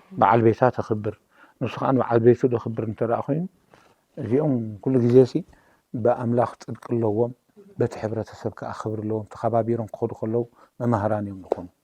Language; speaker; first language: Tigrinya; native; Tigrinya